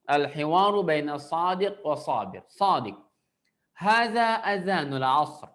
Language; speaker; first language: Arabic; non-native, fluent; Indonesian